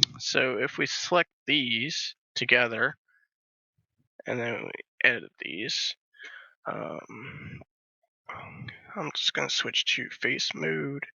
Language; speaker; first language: English; native; English